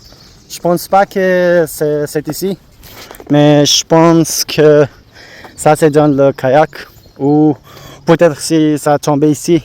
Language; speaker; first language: French; non-native, learner; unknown